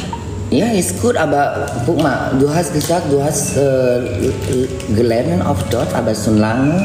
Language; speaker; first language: German; non-native, learner; Indonesian